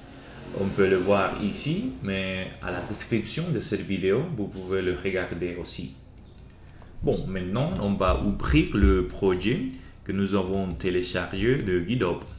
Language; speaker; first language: French; non-native, learner; Spanish